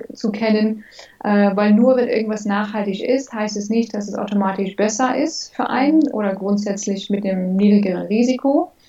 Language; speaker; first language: German; early bilingual, other home language; English